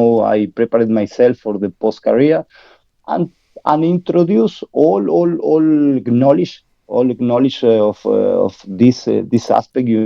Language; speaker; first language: English; non-native, learner; Spanish